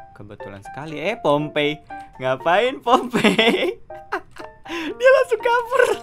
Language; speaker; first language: Indonesian; native; Indonesian